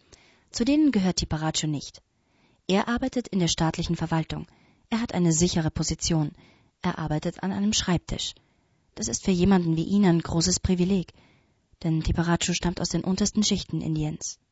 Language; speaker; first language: German; native; German